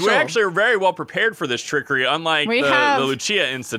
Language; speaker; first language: English; native; English